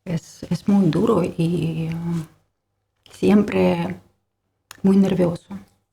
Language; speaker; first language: Spanish; non-native, learner; Ukrainian